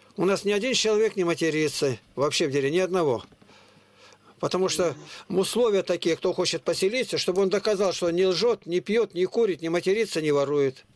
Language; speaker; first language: Russian; native; Russian